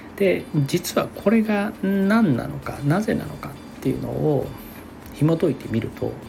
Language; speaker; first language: Japanese; native; Japanese